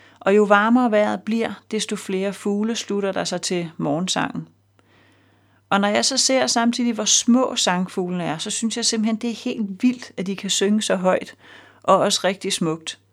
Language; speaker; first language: Danish; native; Danish